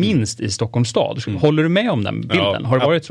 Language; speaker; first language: Swedish; native; Swedish